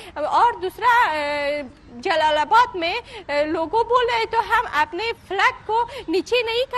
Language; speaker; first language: Hindi; non-native, fluent; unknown